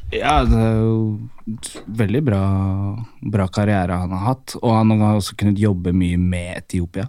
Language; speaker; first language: Norwegian; early bilingual, other home language; Amharic